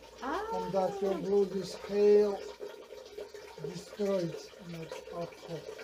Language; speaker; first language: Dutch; non-native, learner; Serbian